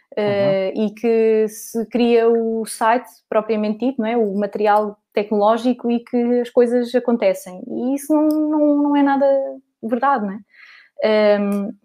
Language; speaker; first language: Portuguese; native; Portuguese